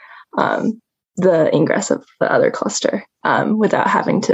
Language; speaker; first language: English; native; English